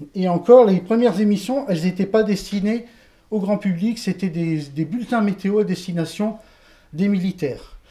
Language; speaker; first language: French; native; French